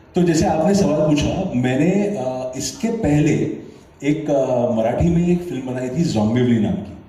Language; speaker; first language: Hindi; non-native, local second language; Marathi